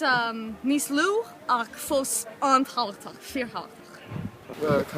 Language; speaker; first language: Irish; non-native, learner; English